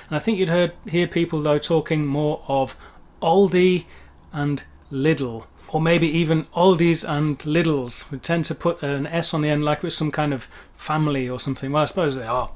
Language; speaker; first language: English; native; English